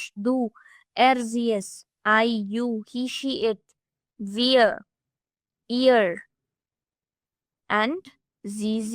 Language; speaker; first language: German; non-native, fluent; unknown